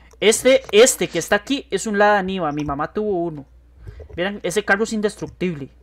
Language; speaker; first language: Spanish; native; Spanish